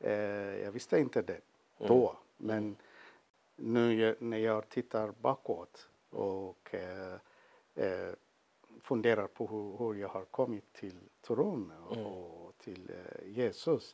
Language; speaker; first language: Swedish; non-native, fluent; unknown